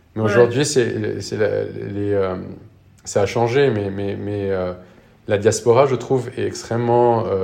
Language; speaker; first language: French; non-native, local second language; Arabic